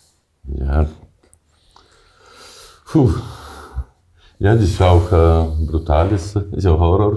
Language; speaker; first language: German; non-native, learner; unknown